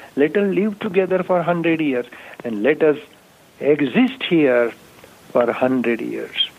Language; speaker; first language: English; non-native, local second language; Marathi